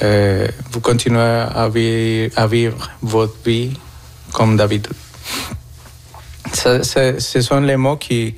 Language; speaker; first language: French; non-native, fluent; Spanish